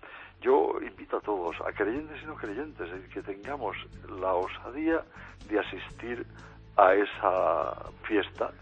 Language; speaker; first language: Spanish; native; Spanish